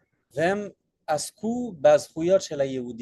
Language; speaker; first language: Hebrew; non-native, fluent; French